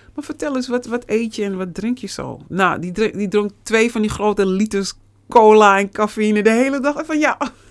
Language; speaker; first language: Dutch; native; Dutch